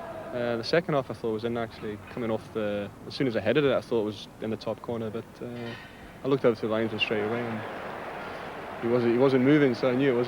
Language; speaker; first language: English; native; English